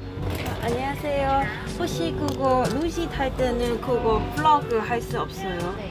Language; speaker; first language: Korean; non-native, learner; Cantonese